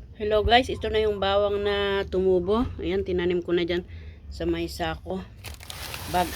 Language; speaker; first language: Filipino; non-native, local second language; Iloko